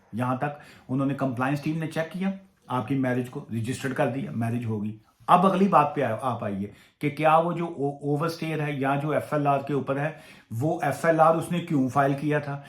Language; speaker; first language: Urdu; non-native, local second language; Punjabi